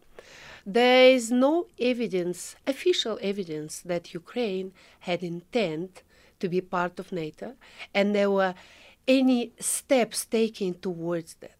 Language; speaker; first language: English; non-native, fluent; Ukrainian